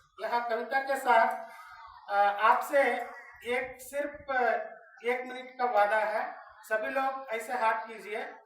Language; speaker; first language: Hindi; non-native, local second language; Kannada